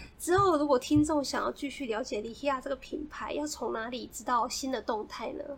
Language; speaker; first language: Chinese; native; Chinese